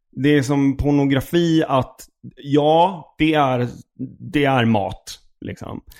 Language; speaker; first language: Swedish; early bilingual, heritage; Swedish